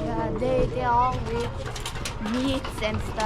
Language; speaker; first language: English; non-native, learner; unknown